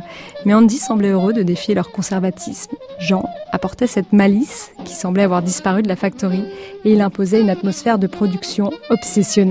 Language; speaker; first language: French; native; French